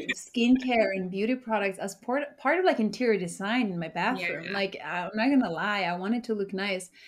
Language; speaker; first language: English; early bilingual, heritage; Spanish